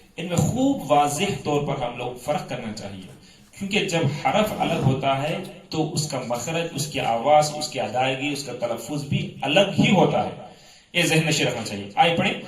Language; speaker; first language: Urdu; native; Urdu